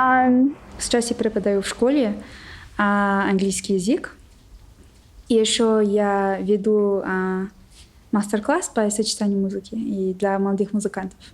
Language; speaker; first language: Russian; non-native, fluent; English